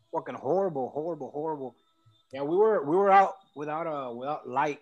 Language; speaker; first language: English; early bilingual, other home language; Spanish